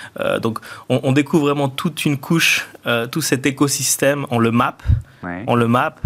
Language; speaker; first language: French; native; French